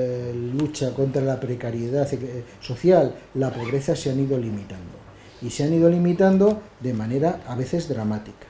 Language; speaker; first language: Spanish; native; Spanish